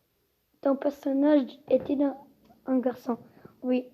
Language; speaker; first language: French; non-native, local second language; Arabic